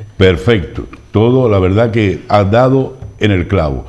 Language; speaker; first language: Spanish; native; Spanish